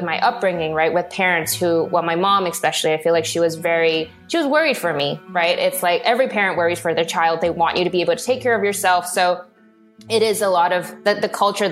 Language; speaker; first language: English; non-native, local second language; Cantonese